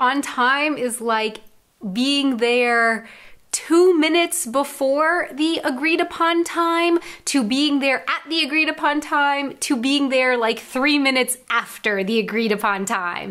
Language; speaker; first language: English; native; English